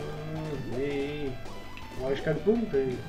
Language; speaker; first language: German; non-native, learner; French